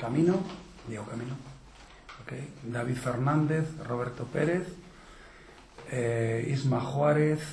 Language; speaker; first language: Spanish; native; Spanish